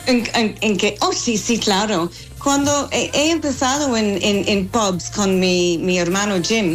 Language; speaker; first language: Spanish; non-native, fluent; English